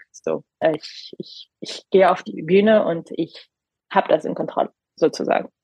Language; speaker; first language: German; non-native, fluent; Arabic